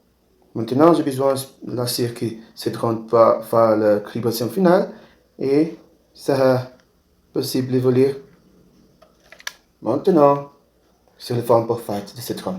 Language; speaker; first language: French; non-native, learner; Portuguese